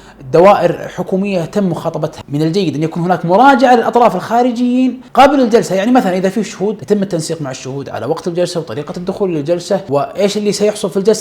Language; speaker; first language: Arabic; native; Arabic